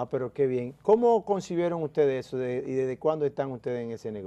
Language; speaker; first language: Spanish; native; Spanish